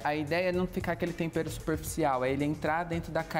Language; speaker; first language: Portuguese; native; Portuguese